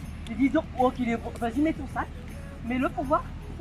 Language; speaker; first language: French; native; French